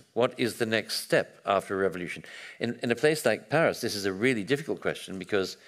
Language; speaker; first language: English; native; English